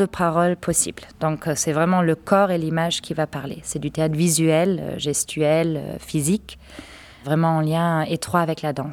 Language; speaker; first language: French; non-native, fluent; German